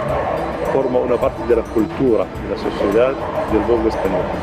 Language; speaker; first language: Spanish; non-native, fluent; Arabic